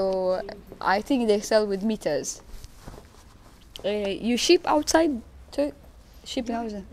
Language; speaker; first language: English; non-native, fluent; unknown